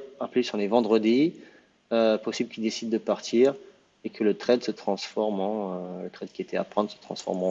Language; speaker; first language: French; native; French